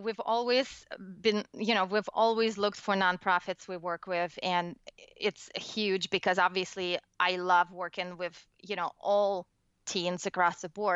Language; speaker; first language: English; non-native, fluent; Russian